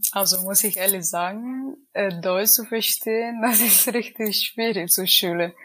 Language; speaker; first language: German; non-native, learner; Italian